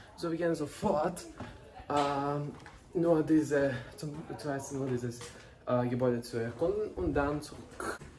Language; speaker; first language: German; non-native, learner; Serbian